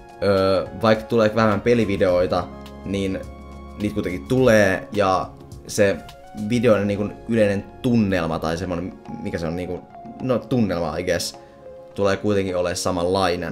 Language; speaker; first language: Finnish; native; Finnish